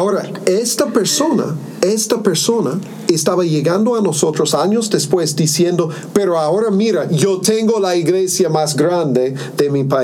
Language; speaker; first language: Spanish; non-native, fluent; English